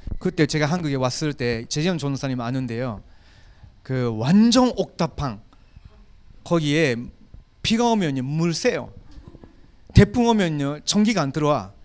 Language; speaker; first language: Korean; non-native, fluent; Japanese